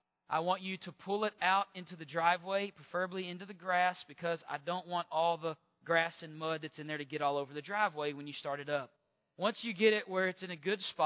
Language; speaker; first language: English; native; English